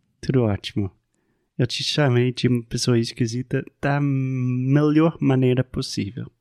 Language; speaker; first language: Portuguese; non-native, fluent; English